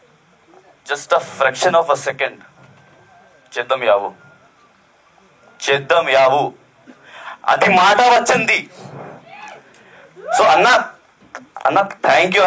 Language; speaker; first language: Telugu; non-native, learner; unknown